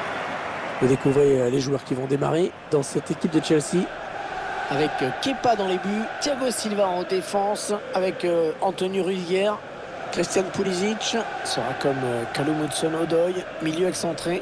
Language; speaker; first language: French; native; French